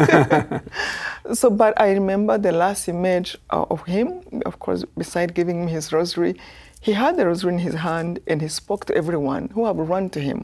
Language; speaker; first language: English; non-native, local second language; Kinyarwanda